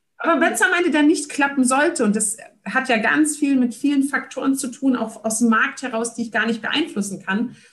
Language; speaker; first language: German; early bilingual, other home language; Turkish